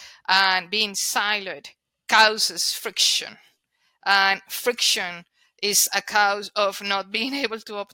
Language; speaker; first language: English; non-native, fluent; Spanish